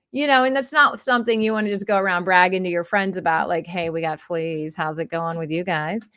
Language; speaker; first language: English; native; English